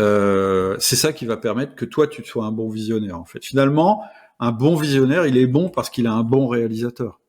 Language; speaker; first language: French; native; French